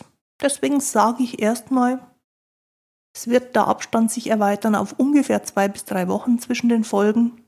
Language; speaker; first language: German; native; German